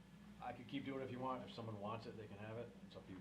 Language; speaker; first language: English; native; English